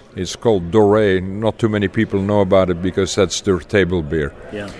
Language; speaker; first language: English; non-native, fluent; Dutch